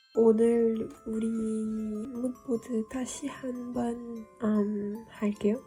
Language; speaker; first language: Korean; non-native, learner; French